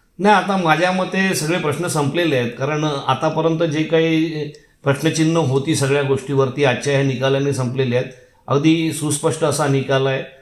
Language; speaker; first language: Marathi; native; Marathi